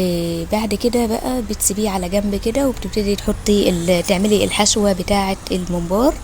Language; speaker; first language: Arabic; native; Arabic